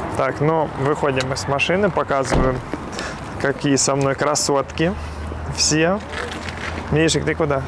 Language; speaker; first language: Russian; native; Russian